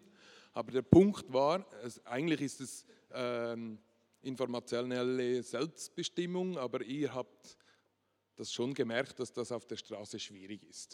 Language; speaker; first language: German; non-native, local second language; French